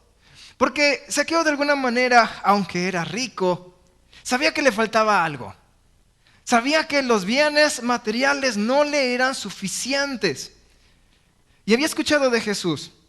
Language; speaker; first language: Spanish; native; Spanish